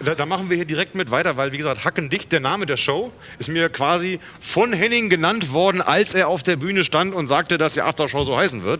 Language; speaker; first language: German; native; German